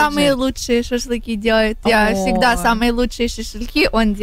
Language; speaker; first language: Russian; early bilingual, heritage; Russian